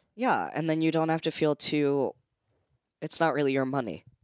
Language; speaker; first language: English; native; English